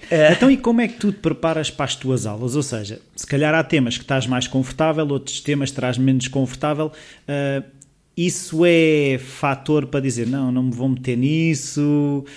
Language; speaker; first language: Portuguese; native; Portuguese